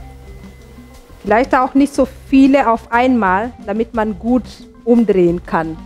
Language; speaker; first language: German; non-native, fluent; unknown